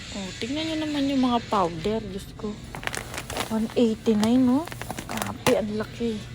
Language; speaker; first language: Filipino; native; Filipino